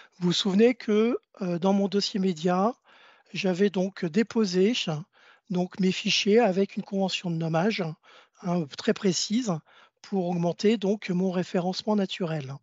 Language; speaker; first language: French; native; French